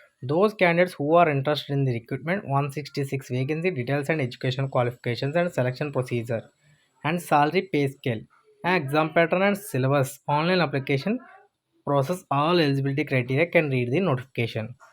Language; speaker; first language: English; non-native, local second language; Telugu